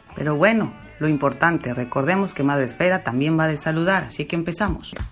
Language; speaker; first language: Spanish; native; Spanish